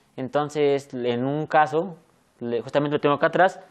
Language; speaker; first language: Spanish; native; Spanish